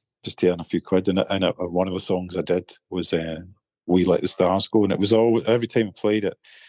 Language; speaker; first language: English; native; English